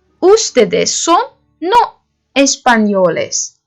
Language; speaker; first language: Spanish; non-native, learner; Turkish